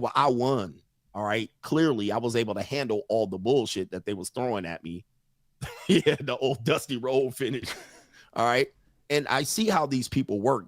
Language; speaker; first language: English; native; English